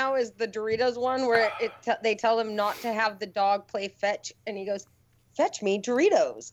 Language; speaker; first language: English; native; English